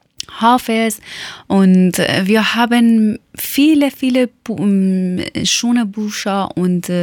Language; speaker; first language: German; non-native, learner; Persian